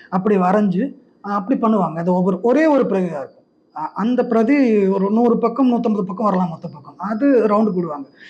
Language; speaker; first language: Tamil; non-native, local second language; Malayalam